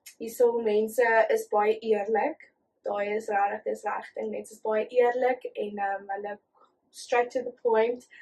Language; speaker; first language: Afrikaans; native; Afrikaans